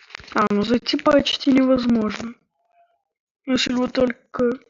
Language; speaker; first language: Russian; native; Russian